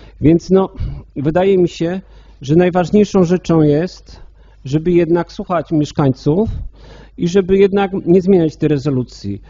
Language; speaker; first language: Polish; native; Polish